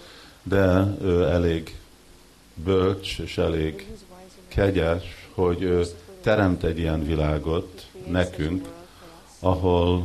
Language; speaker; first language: Hungarian; early bilingual, heritage; Hungarian